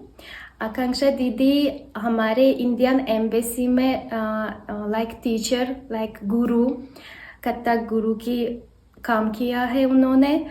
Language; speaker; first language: Hindi; non-native, learner; Tajik